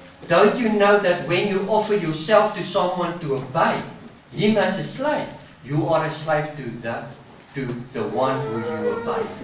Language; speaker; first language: English; non-native, local second language; Afrikaans